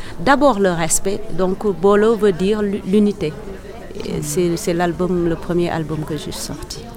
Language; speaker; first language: French; non-native, local second language; Serer